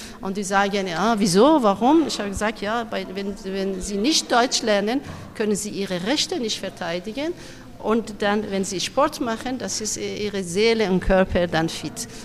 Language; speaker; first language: German; non-native, fluent; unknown